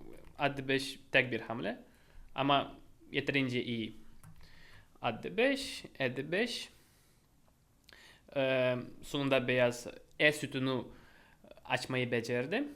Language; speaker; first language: Turkish; non-native, fluent; Russian